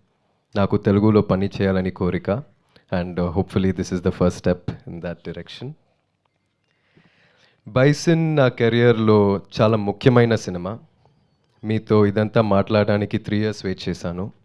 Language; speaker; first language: Telugu; non-native, learner; Tamil